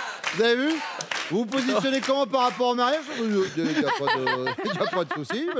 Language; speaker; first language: French; native; French